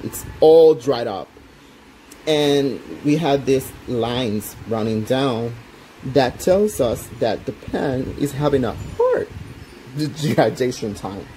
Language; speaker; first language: English; non-native, local second language; Spanish